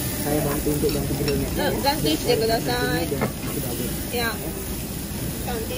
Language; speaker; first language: Japanese; native; Japanese